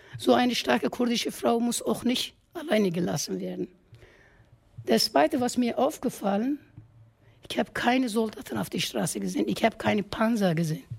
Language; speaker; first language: German; non-native, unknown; Kurdish